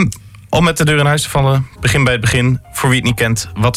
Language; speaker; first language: Dutch; native; Dutch